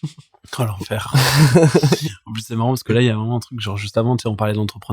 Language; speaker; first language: French; native; French